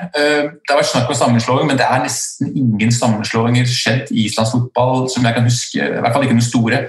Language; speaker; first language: Norwegian; early bilingual, other home language; Icelandic